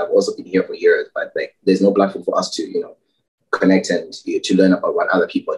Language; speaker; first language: English; non-native, local second language; North Ndebele